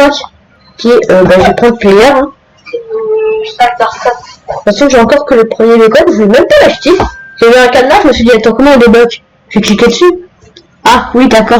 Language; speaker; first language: French; native; French